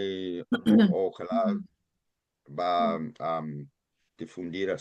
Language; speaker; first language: Spanish; non-native, fluent; English